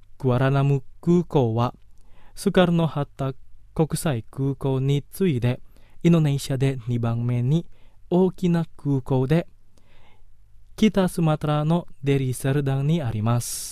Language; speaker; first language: Japanese; non-native, fluent; Indonesian